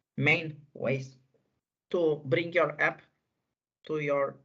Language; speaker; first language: English; non-native, fluent; Romanian